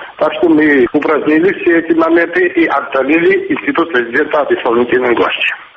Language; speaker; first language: Russian; non-native, local second language; Georgian